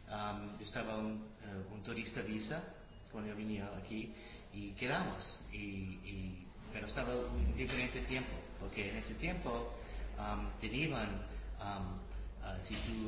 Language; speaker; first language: Spanish; early bilingual, other home language; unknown